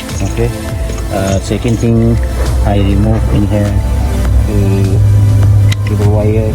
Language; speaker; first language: English; non-native, learner; Indonesian